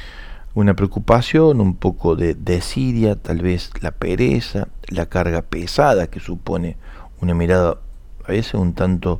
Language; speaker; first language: Spanish; native; Spanish